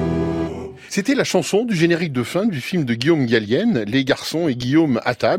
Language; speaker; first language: French; native; French